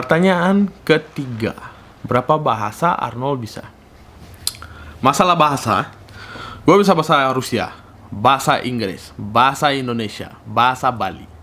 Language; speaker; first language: Indonesian; non-native, fluent; Russian